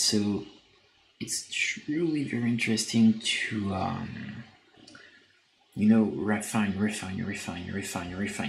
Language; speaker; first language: English; non-native, fluent; French